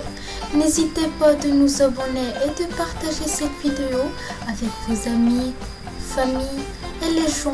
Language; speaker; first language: French; non-native, fluent; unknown